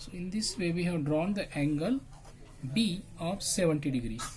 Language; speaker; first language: English; non-native, local second language; Marathi